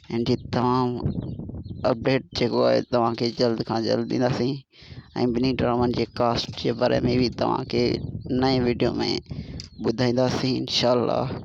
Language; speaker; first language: Sindhi; native; Sindhi